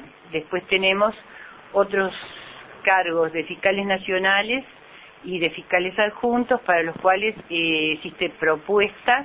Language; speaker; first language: Spanish; native; Spanish